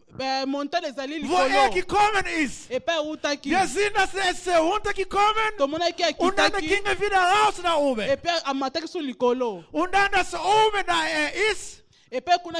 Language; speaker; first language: German; non-native, learner; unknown